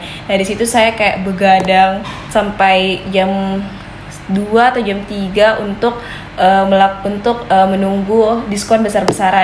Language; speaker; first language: Indonesian; native; Indonesian